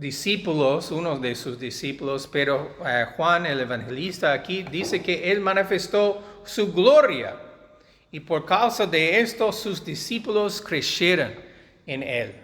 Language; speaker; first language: Spanish; non-native, fluent; English